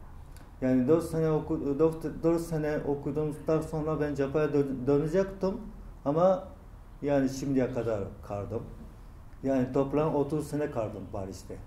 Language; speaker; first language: Turkish; non-native, learner; Japanese